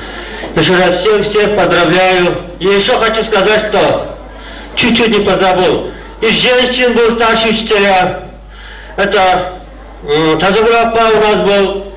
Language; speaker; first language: Russian; non-native, local second language; Kara-Kalpak